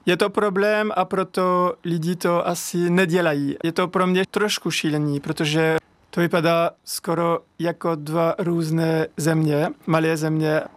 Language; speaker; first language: Czech; non-native, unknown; French